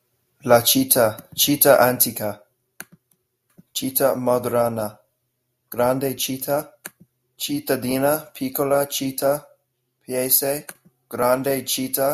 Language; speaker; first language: Italian; non-native, learner; English